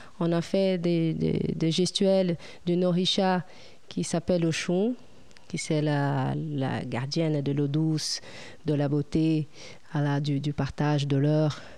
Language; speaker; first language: French; non-native, fluent; Portuguese